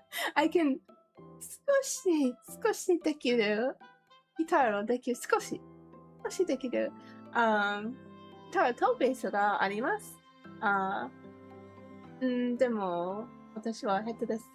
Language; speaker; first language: Japanese; non-native, learner; English